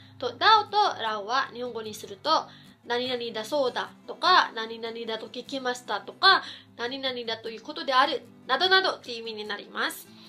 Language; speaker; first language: Japanese; non-native, fluent; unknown